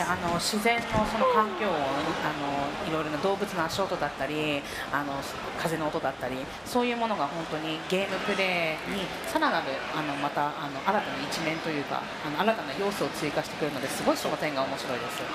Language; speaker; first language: Japanese; native; Japanese